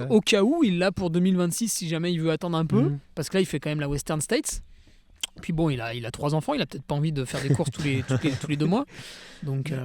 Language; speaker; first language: French; native; French